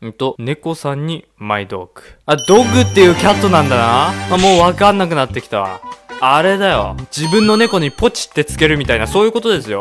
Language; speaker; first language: Japanese; native; Japanese